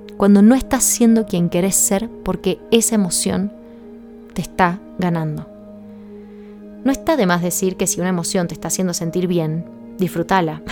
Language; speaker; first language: Spanish; native; Spanish